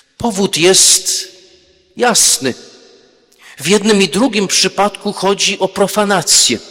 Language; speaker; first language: Polish; early bilingual, heritage; Polish